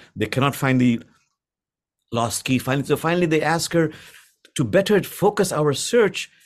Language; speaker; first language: English; non-native, local second language; Bangla